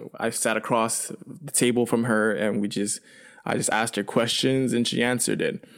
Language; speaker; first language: English; early bilingual, other home language; Chinese